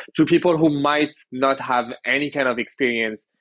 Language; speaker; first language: English; early bilingual, other home language; French